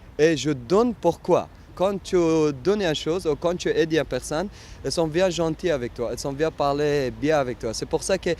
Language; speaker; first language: French; non-native, learner; Persian